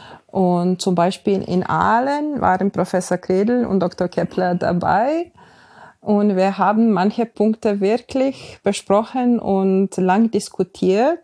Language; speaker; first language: German; non-native, fluent; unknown